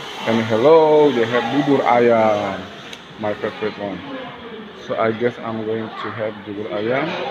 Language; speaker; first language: English; non-native, fluent; Indonesian